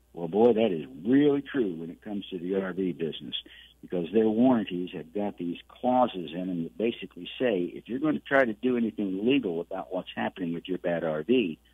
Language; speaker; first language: English; native; English